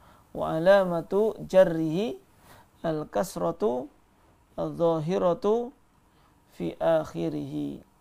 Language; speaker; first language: Arabic; non-native, fluent; Indonesian